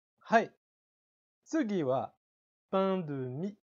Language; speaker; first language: Japanese; non-native, fluent; French